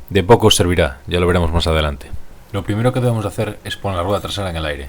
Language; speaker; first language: Spanish; native; Spanish